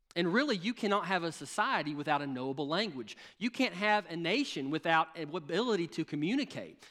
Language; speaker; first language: English; native; English